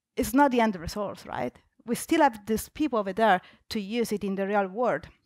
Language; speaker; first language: English; non-native, fluent; Italian